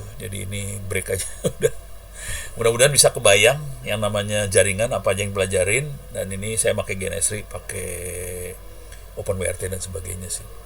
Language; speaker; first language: Indonesian; native; Indonesian